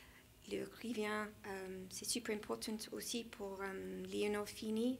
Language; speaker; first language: French; non-native, learner; English